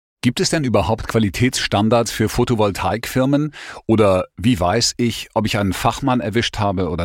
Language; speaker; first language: German; native; German